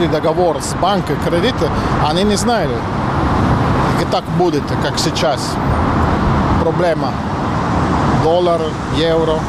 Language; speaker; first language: Russian; non-native, learner; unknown